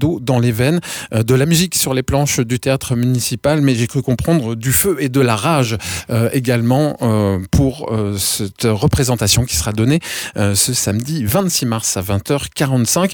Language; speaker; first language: French; native; French